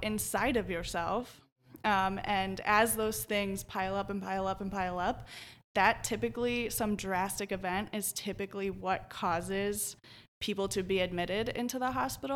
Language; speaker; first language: English; native; English